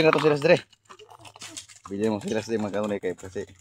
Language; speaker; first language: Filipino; non-native, local second language; Cebuano